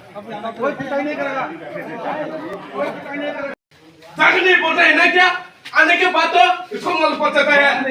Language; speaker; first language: Hindi; non-native, local second language; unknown